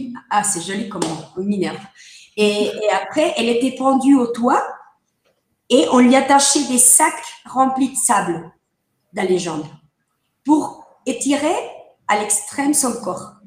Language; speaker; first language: French; non-native, fluent; Spanish